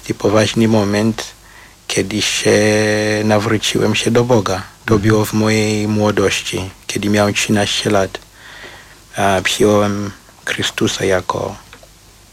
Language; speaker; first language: Polish; non-native, fluent; Shona